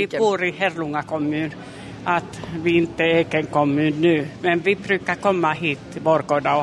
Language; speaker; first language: Swedish; non-native, fluent; Finnish